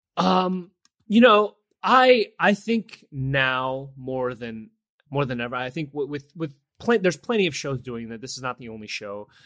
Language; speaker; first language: English; early bilingual, other home language; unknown